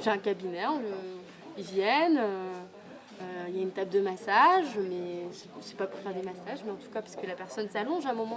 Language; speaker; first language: French; native; French